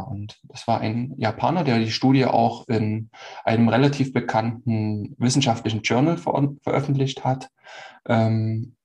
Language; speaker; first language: German; native; German